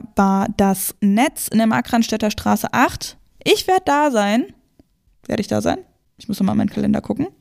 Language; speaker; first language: German; native; German